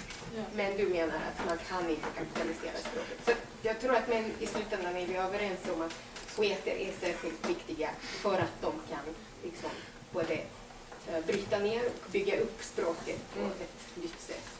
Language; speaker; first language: Swedish; non-native, fluent; Hungarian